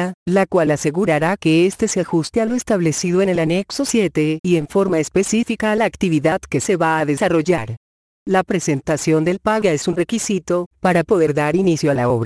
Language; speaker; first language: Spanish; native; Spanish